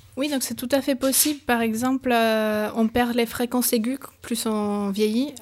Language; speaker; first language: French; non-native, fluent; Spanish